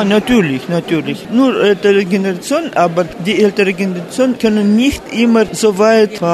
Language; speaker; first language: German; non-native, fluent; Russian